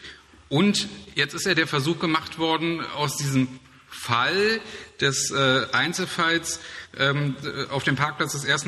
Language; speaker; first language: German; native; German